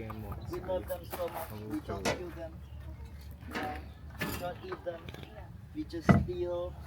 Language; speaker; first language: English; non-native, learner; Thai